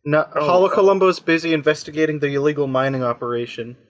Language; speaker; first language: English; native; English